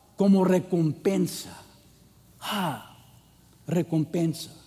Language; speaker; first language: Spanish; non-native, fluent; English